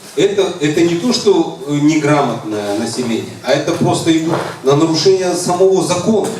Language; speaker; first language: Russian; non-native, local second language; Kazakh